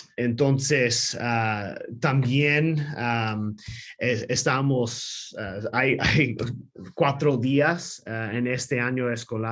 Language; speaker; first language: Spanish; non-native, learner; English